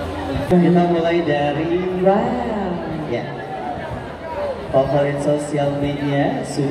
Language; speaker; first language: Indonesian; non-native, local second language; Minangkabau